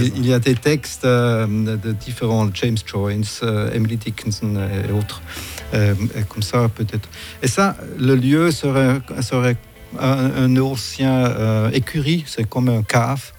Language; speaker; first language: French; non-native, fluent; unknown